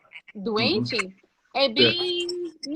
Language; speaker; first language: Portuguese; non-native, fluent; English